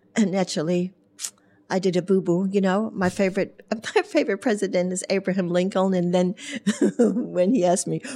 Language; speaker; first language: English; non-native, fluent; German